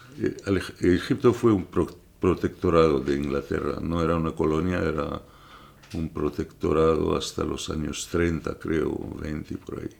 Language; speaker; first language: Spanish; non-native, fluent; French